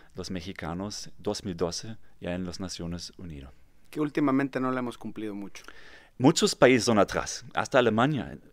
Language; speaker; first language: Spanish; non-native, fluent; German